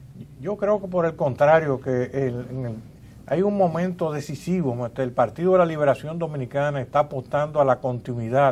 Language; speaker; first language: Spanish; native; Spanish